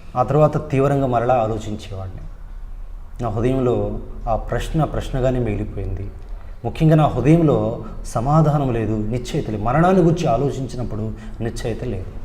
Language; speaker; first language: Telugu; non-native, local second language; Urdu